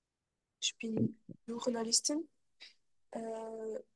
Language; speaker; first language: German; non-native, fluent; French